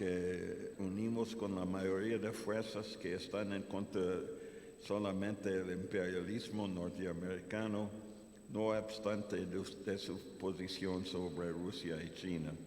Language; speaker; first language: Spanish; non-native, fluent; English